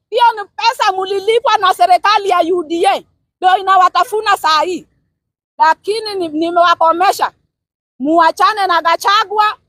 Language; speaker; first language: Swahili; non-native, local second language; Luo (Kenya and Tanzania)